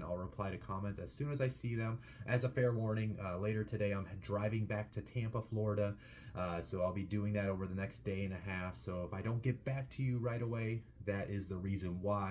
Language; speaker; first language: English; native; English